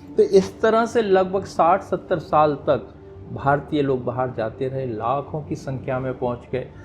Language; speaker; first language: Hindi; native; Hindi